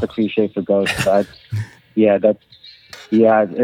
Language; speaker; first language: English; non-native, local second language; Filipino